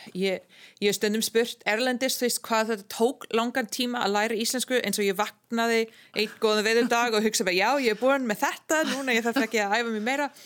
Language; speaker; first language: Icelandic; non-native, fluent; English